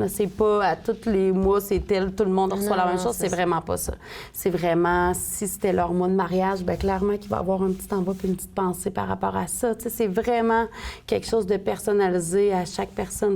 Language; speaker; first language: French; native; French